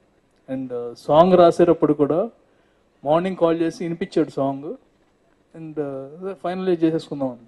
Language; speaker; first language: Telugu; native; Telugu